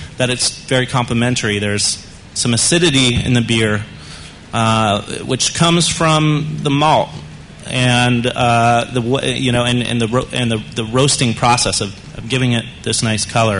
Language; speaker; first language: English; native; English